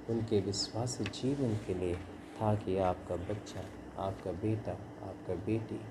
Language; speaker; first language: Hindi; non-native, local second language; Kannada